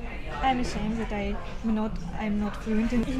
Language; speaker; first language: English; non-native, fluent; Russian